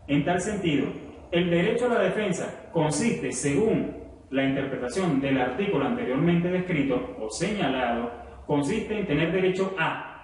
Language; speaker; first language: Spanish; native; Spanish